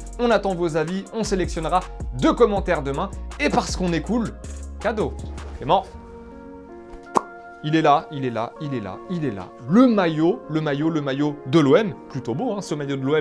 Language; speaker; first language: French; native; French